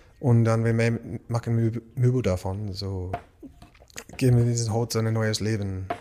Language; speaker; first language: German; non-native, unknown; English